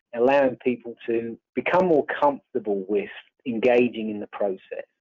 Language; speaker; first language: English; native; English